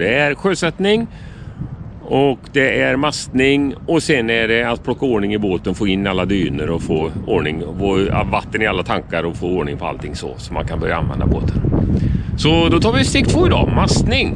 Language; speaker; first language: Swedish; native; Swedish